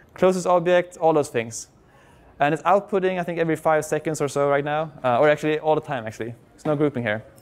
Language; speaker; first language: English; non-native, fluent; Swedish